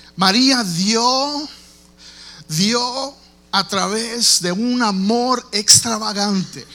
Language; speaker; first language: Spanish; early bilingual, heritage; Spanish